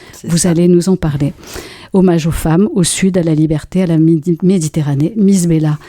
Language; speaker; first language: French; native; French